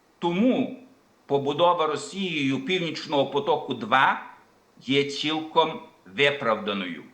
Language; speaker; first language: Ukrainian; early bilingual, heritage; Ukrainian